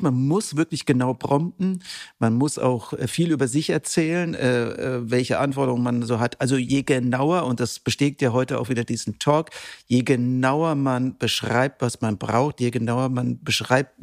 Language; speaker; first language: German; native; German